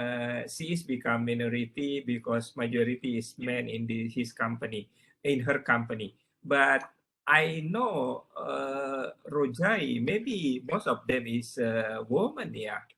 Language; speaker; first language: English; non-native, learner; Indonesian